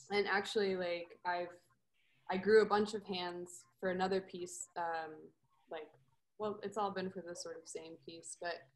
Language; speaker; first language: English; native; English